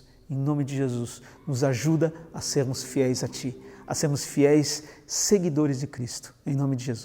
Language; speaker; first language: Portuguese; native; Portuguese